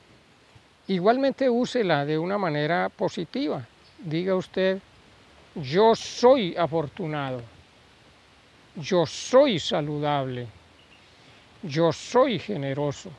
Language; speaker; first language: Spanish; native; Spanish